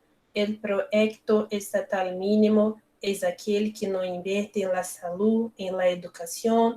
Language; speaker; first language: Spanish; non-native, learner; Portuguese